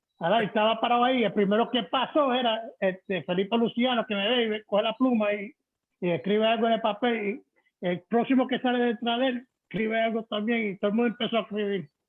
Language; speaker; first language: Spanish; early bilingual, heritage; Spanish